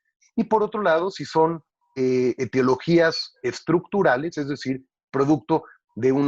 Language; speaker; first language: Spanish; native; Spanish